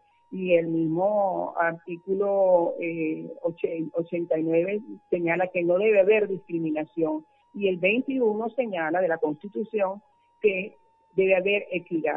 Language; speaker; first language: Spanish; native; Spanish